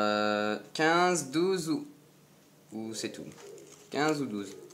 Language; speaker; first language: French; native; French